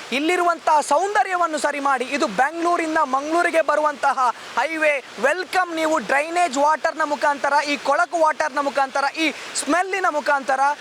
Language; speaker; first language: Kannada; native; Kannada